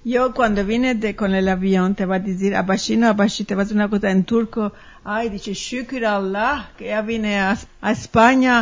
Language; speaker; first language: Spanish; early bilingual, heritage; Ladino